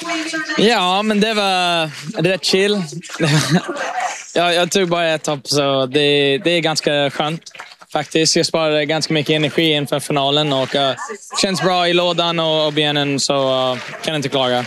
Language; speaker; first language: Swedish; early bilingual, heritage; English